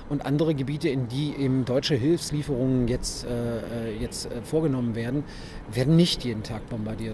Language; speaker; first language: German; native; German